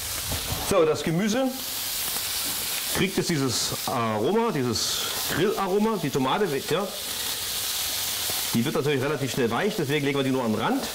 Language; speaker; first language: German; native; German